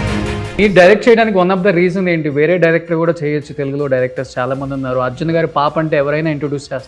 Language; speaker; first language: Telugu; native; Telugu